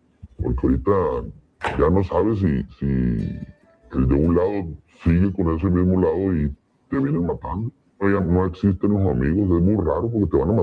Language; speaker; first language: Spanish; native; Spanish